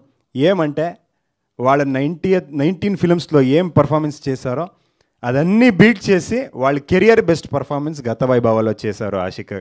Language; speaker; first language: Telugu; non-native, learner; Kannada